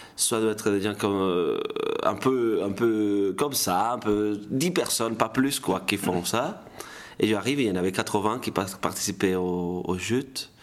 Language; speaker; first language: French; non-native, fluent; Spanish